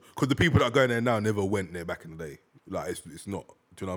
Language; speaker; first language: English; native; English